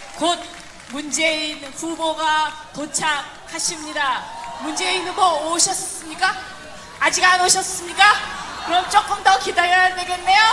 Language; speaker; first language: Korean; native; Korean